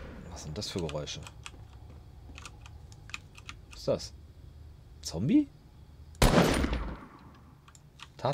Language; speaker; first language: German; native; German